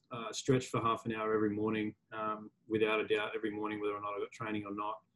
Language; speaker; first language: English; native; English